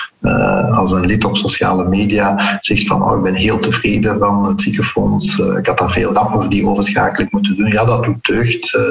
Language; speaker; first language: Dutch; early bilingual, heritage; Dutch